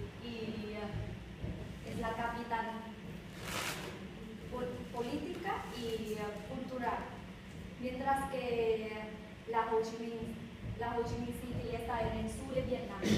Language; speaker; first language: Spanish; non-native, learner; Vietnamese